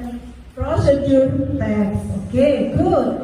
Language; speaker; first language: English; non-native, learner; Indonesian